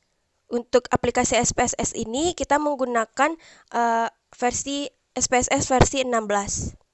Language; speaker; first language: Indonesian; native; Indonesian